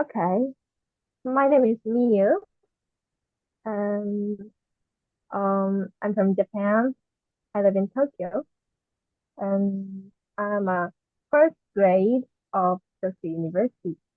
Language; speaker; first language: English; non-native, learner; Japanese